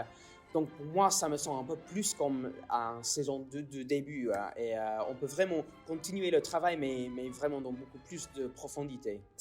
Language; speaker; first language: French; non-native, fluent; English